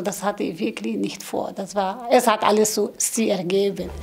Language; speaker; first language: German; non-native, learner; Portuguese